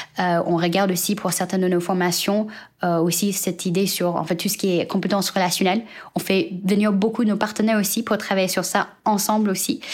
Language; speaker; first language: French; non-native, fluent; Chinese